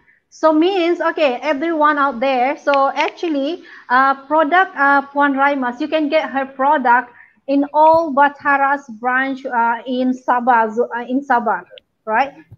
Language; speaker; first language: English; non-native, local second language; Malay